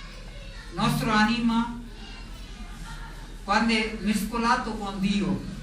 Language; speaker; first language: Italian; non-native, learner; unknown